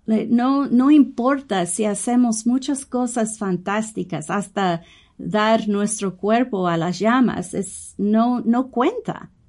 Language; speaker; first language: Spanish; non-native, fluent; English